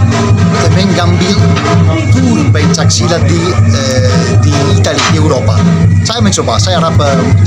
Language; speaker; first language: Indonesian; non-native, learner; Italian